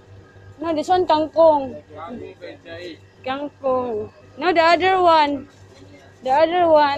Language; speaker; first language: English; non-native, local second language; Filipino